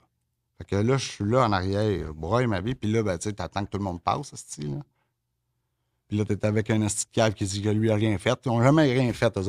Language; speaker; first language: French; native; French